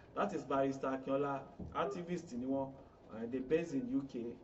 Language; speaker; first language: English; non-native, local second language; Yoruba